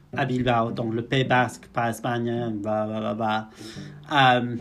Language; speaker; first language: French; non-native, fluent; English